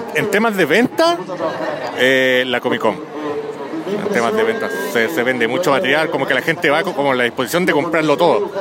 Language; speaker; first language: Spanish; native; Spanish